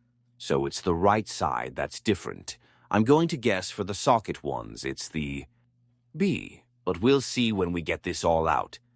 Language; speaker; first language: English; native; English